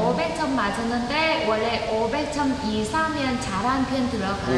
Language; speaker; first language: Korean; non-native, learner; Vietnamese